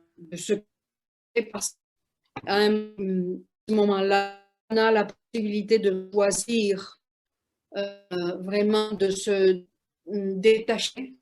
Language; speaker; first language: French; non-native, fluent; Spanish